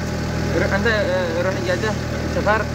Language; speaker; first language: Arabic; non-native, learner; Filipino